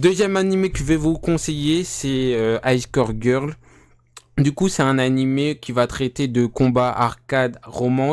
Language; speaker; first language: French; native; French